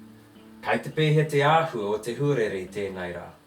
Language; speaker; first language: Māori; non-native, fluent; English